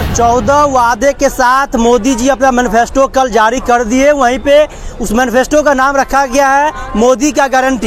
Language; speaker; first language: Hindi; native; Hindi